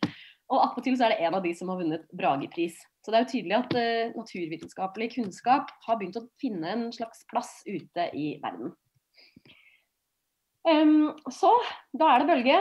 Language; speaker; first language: Norwegian; native; Norwegian